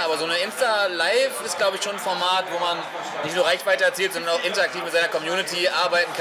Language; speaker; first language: German; native; German